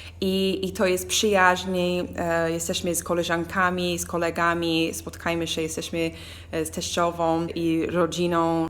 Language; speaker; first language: Polish; non-native, learner; English